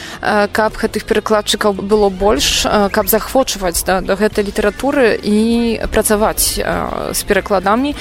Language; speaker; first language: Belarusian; non-native, fluent; Polish